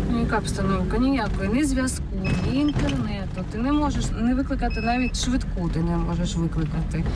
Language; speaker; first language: Ukrainian; native; Ukrainian